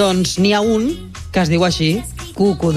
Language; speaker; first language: Catalan; native; Catalan